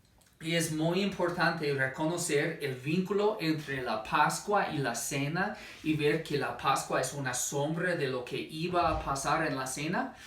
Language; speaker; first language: Spanish; non-native, fluent; English